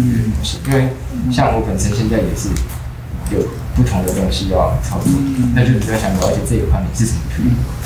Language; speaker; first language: Chinese; native; Chinese